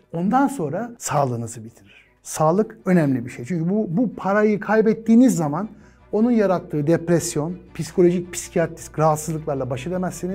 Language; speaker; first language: Turkish; native; Turkish